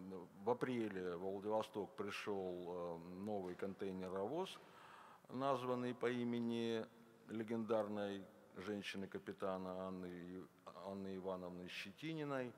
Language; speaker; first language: Russian; native; Russian